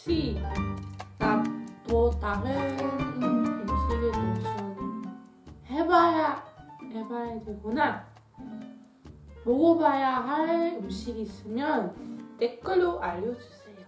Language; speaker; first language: Korean; non-native, learner; Dutch